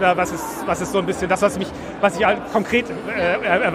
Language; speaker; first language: German; native; German